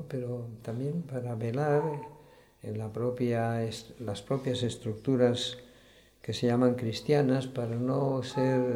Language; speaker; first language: Spanish; native; Spanish